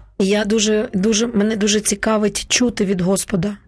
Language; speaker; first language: Ukrainian; native; Ukrainian